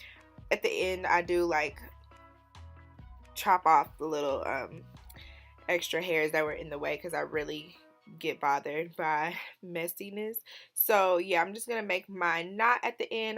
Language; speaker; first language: English; native; English